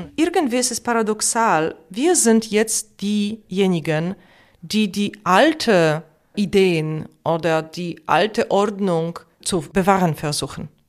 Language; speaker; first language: German; non-native, fluent; Polish